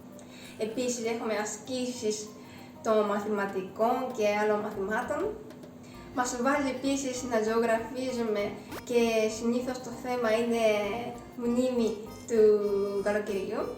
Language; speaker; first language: Greek; non-native, fluent; Japanese